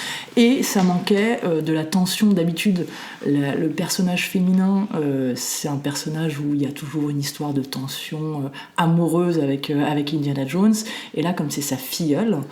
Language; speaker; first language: French; native; French